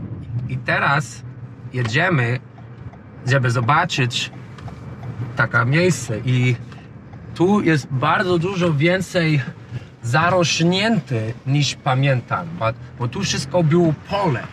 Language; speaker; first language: Polish; non-native, learner; English